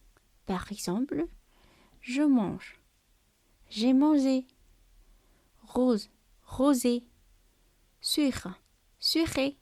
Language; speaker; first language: French; non-native, learner; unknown